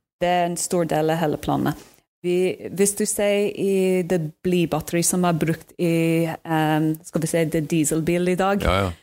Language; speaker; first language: Norwegian; non-native, fluent; English